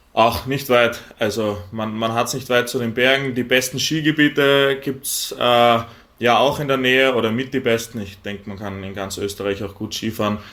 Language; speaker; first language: German; native; German